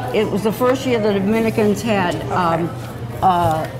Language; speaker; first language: English; native; English